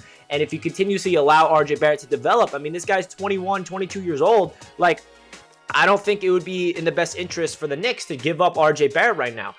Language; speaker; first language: English; native; English